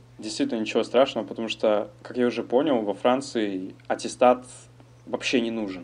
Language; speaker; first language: Russian; native; Russian